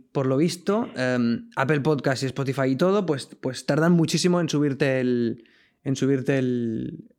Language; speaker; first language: Spanish; non-native, local second language; Catalan